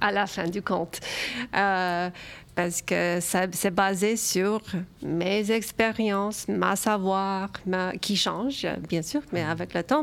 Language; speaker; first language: French; early bilingual, other home language; Romanian